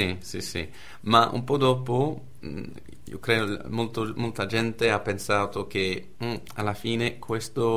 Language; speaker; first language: Italian; non-native, fluent; English